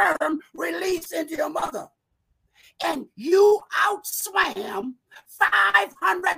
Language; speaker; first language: English; native; English